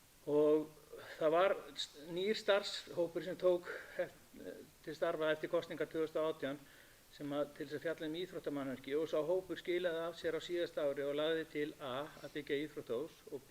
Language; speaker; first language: Icelandic; native; Icelandic